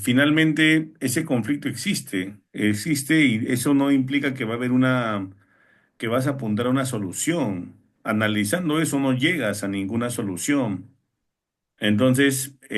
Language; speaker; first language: Spanish; native; Spanish